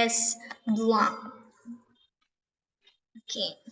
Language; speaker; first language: English; non-native, fluent; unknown